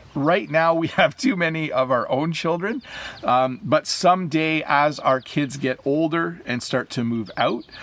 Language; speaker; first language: English; native; English